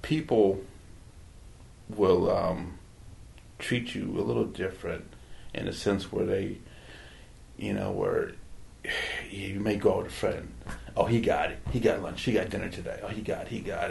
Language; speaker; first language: English; native; English